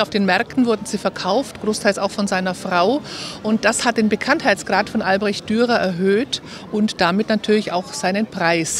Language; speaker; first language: German; native; German